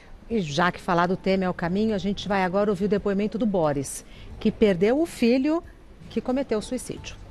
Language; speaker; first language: Portuguese; native; Portuguese